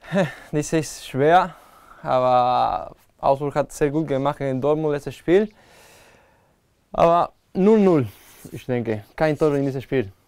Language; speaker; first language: German; non-native, learner; Spanish